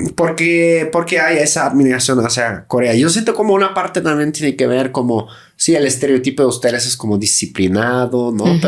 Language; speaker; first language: Spanish; native; Spanish